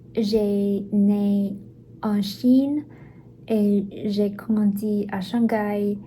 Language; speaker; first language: French; non-native, learner; Chinese